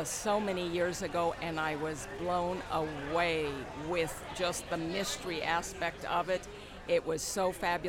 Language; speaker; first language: English; non-native, fluent; Spanish